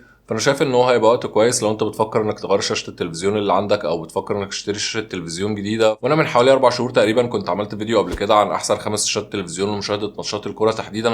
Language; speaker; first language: Arabic; native; Arabic